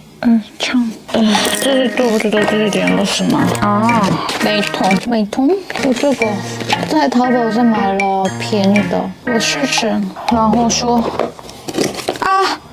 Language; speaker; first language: Chinese; non-native, learner; Korean